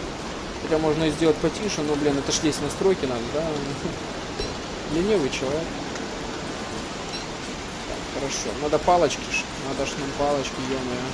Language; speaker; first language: Russian; native; Russian